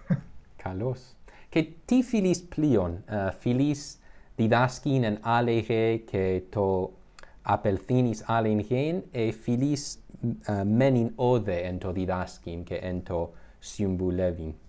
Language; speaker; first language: Greek; non-native, learner; English